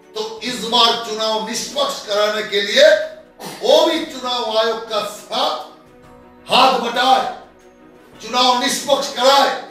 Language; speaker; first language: Hindi; non-native, local second language; Bangla